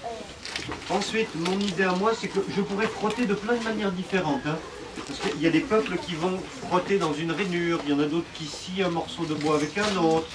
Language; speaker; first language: French; native; French